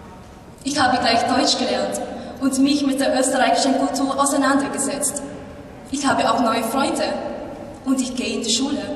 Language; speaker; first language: German; non-native, fluent; Filipino